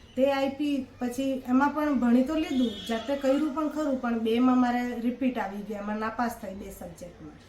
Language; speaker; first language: Gujarati; non-native, local second language; Hindi